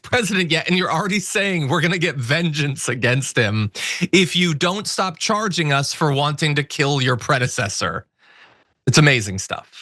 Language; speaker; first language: English; native; English